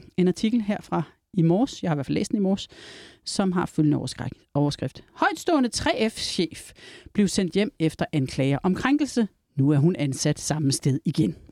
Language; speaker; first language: Danish; native; Danish